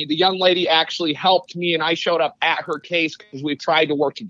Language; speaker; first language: English; native; English